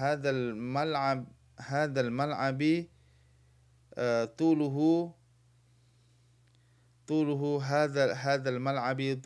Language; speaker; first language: Arabic; non-native, fluent; Indonesian